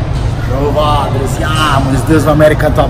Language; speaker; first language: Russian; non-native, learner; Portuguese